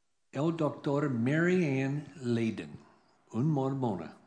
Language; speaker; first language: Spanish; non-native, learner; English